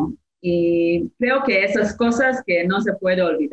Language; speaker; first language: Spanish; non-native, fluent; Hebrew